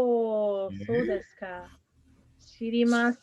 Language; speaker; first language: Japanese; non-native, fluent; English